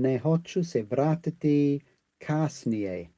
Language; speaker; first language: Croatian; non-native, learner; English